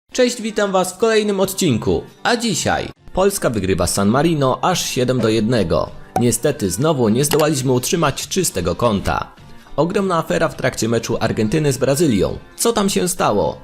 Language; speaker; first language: Polish; native; Polish